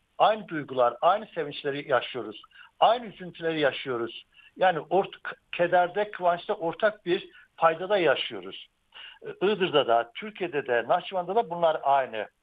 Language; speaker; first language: Turkish; native; Turkish